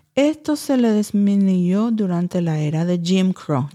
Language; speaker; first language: Spanish; early bilingual, heritage; Spanish